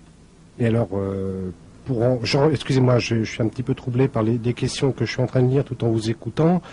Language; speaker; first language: French; native; French